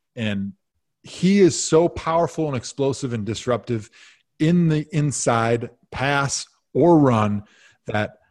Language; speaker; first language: English; native; English